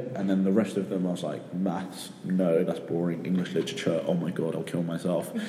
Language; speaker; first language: English; native; English